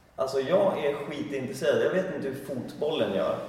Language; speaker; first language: Swedish; native; Swedish